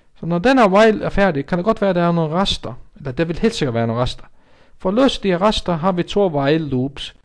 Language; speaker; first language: Danish; non-native, local second language; Faroese